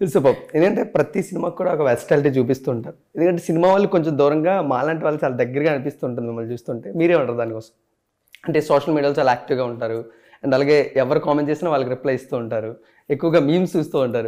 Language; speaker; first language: Telugu; native; Telugu